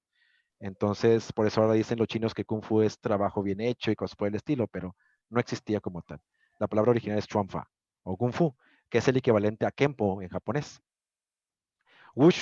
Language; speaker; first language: Spanish; native; Spanish